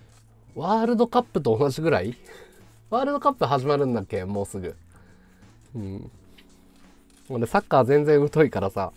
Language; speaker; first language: Japanese; native; Japanese